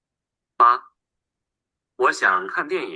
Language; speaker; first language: Chinese; non-native, learner; Bangla